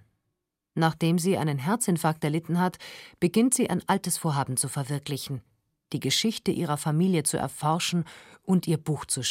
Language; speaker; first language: German; native; German